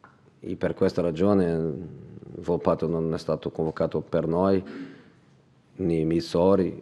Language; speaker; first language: Italian; non-native, fluent; Portuguese